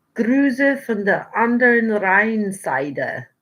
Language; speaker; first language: German; non-native, learner; English